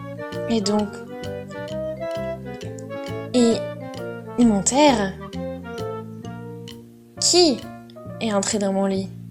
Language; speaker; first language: French; non-native, fluent; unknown